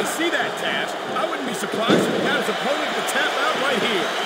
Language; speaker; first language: English; native; English